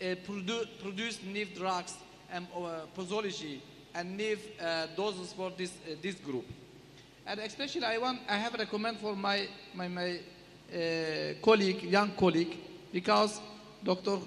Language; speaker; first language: English; non-native, learner; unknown